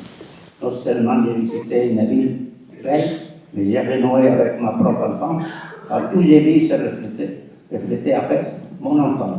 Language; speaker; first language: French; non-native, fluent; Spanish